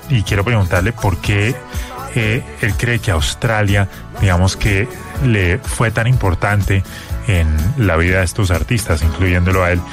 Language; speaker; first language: Spanish; native; Spanish